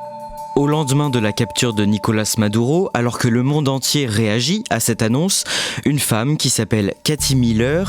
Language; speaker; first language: French; native; French